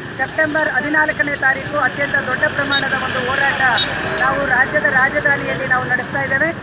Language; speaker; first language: Kannada; native; Kannada